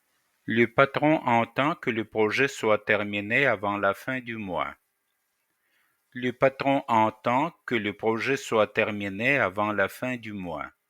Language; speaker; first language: French; non-native, fluent; Russian